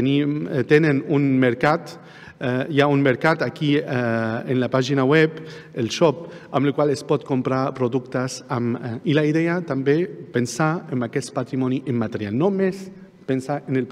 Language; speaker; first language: Catalan; non-native, fluent; Arabic